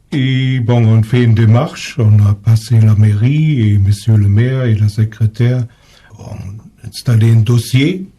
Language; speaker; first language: French; non-native, learner; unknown